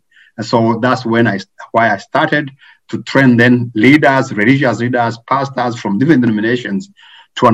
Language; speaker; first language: English; non-native, local second language; Kinyarwanda